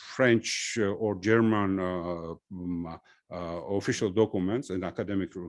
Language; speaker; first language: English; non-native, fluent; Georgian